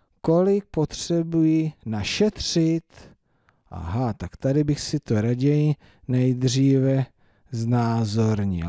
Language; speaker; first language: Czech; native; Czech